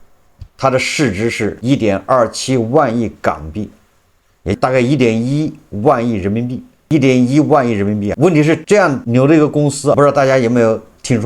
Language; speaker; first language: Chinese; native; Chinese